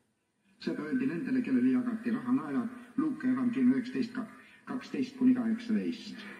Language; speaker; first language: Estonian; native; Estonian